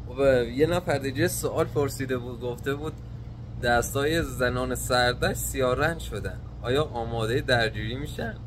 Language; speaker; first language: Persian; native; Persian